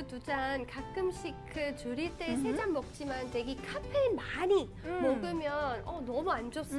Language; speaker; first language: Korean; non-native, fluent; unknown